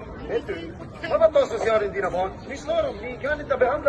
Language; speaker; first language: Swedish; non-native, learner; Tajik